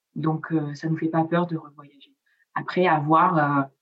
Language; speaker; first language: French; non-native, local second language; Italian